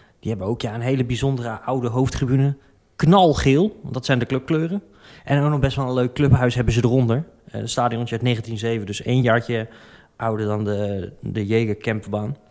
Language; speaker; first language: Dutch; native; Dutch